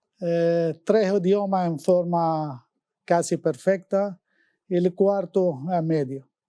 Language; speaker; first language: Spanish; non-native, fluent; Arabic